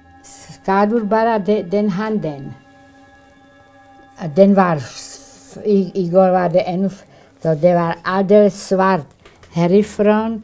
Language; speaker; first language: Swedish; non-native, fluent; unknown